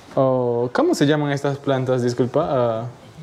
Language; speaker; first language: Spanish; non-native, learner; English